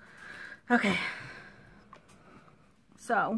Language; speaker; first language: English; native; English